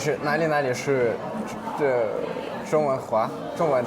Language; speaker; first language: Chinese; non-native, learner; Russian